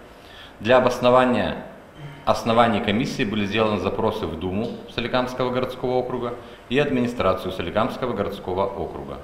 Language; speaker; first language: Russian; native; Russian